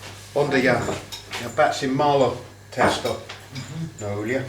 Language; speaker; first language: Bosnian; non-native, learner; English